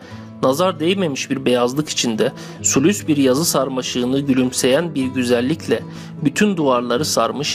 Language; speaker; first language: Turkish; native; Turkish